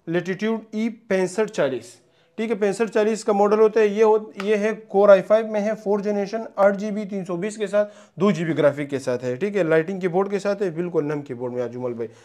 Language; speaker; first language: Urdu; non-native, local second language; Punjabi